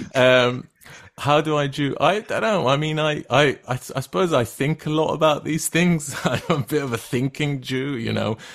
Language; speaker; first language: English; non-native, fluent; Turkish